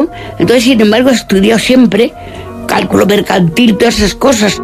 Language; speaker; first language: Spanish; native; Spanish